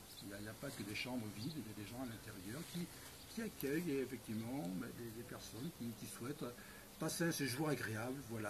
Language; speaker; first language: French; native; French